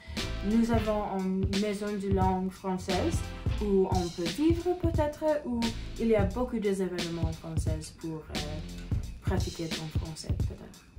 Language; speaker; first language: French; non-native, learner; English